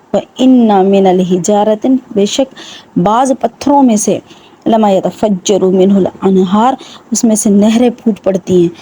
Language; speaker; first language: Urdu; non-native, local second language; Sindhi